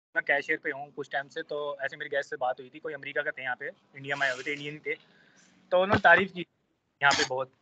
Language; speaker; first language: Hindi; native; Hindi